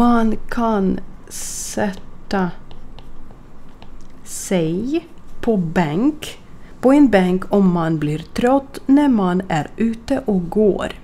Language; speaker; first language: Swedish; non-native, fluent; Ukrainian